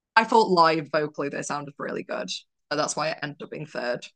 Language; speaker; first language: English; early bilingual, other home language; Polish